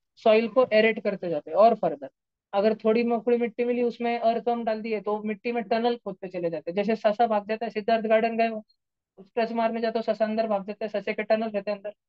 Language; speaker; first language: Hindi; non-native, local second language; Marathi